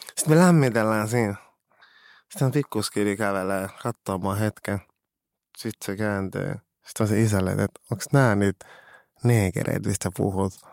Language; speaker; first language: Finnish; early bilingual, other home language; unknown